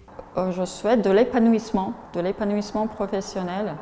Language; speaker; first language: French; non-native, fluent; Russian